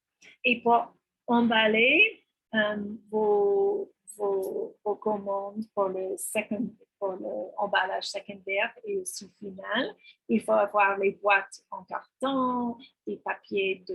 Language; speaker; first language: French; non-native, fluent; English